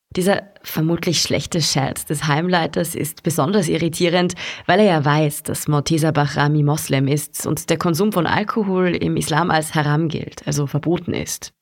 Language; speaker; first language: German; native; German